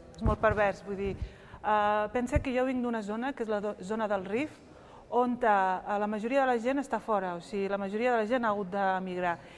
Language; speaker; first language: Catalan; early bilingual, other home language; Riffian